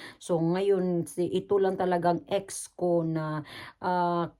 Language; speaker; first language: Filipino; native; Filipino